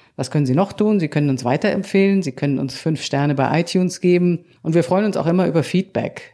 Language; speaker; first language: German; native; German